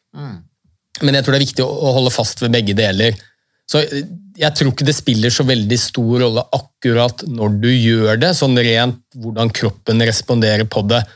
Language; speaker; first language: Norwegian; native; Norwegian